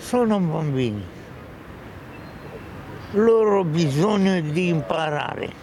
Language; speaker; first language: Italian; non-native, learner; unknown